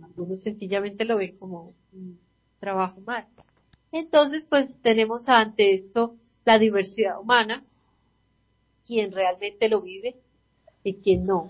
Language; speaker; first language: Spanish; native; Spanish